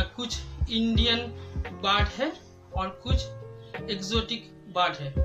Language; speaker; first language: Hindi; non-native, local second language; Bangla